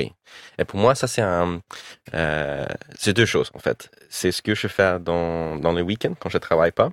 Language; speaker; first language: French; non-native, learner; Swedish